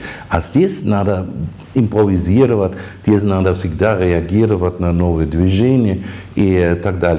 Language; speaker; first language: Russian; non-native, fluent; German